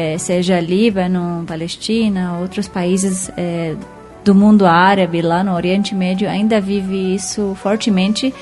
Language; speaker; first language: Portuguese; non-native, fluent; Arabic